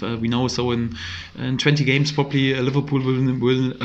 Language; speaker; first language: English; non-native, fluent; German